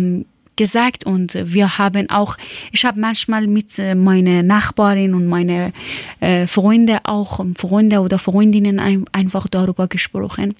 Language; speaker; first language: German; non-native, learner; Persian